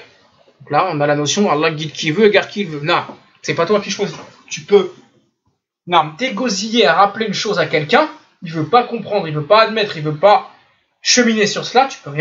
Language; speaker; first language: French; native; French